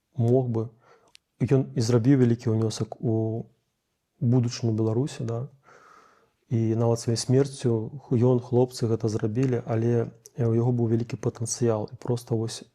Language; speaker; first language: Belarusian; native; Belarusian